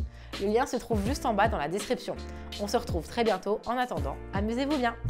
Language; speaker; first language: French; native; French